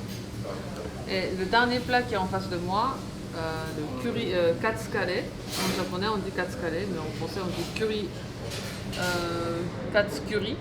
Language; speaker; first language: French; non-native, fluent; Japanese